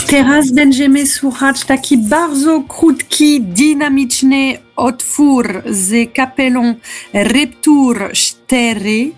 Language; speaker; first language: Polish; non-native, learner; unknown